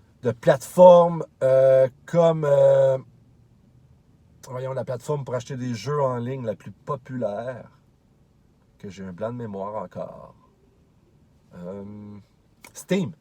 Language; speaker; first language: French; native; French